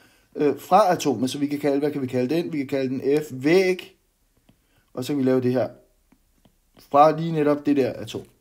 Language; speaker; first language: Danish; native; Danish